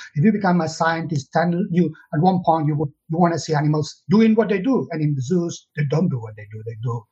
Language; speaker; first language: English; non-native, fluent; Spanish